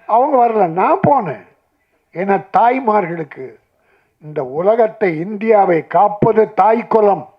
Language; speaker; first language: Tamil; native; Tamil